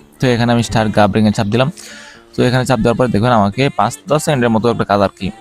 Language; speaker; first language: Bangla; non-native, local second language; Chakma